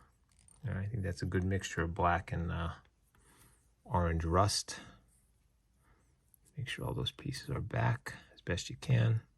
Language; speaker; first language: English; native; English